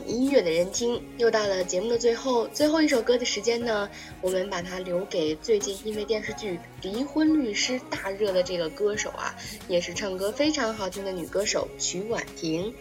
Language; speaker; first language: Chinese; native; Chinese